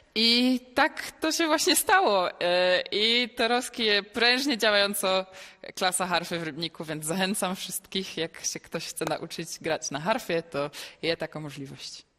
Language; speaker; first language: Polish; native; Polish